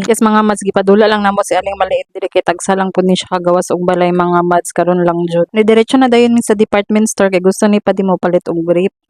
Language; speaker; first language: Cebuano; native; Cebuano